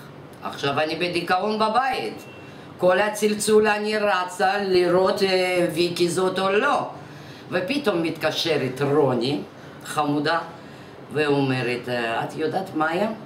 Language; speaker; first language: Hebrew; non-native, fluent; Russian